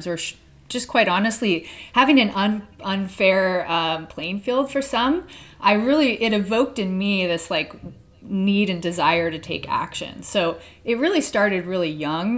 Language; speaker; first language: English; native; English